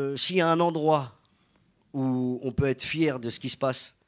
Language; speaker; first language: French; native; French